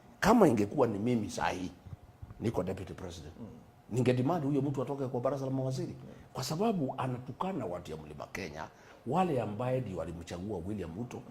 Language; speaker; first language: Swahili; non-native, local second language; Kikuyu